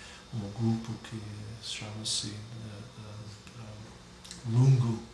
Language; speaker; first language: Portuguese; non-native, fluent; English